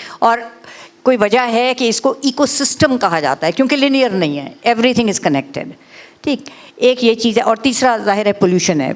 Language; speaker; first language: Urdu; native; Urdu